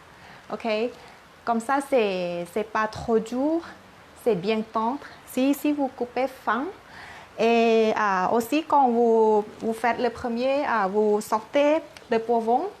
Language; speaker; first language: French; non-native, learner; Thai